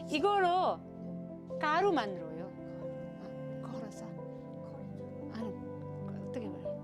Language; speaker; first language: Korean; non-native, learner; Nepali